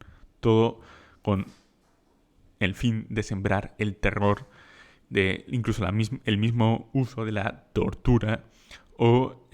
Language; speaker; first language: Spanish; native; Spanish